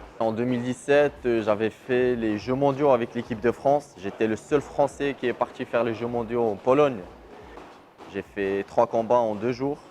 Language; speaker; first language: French; non-native, local second language; Arabic